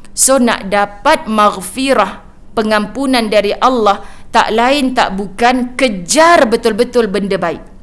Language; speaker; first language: Malay; native; Malay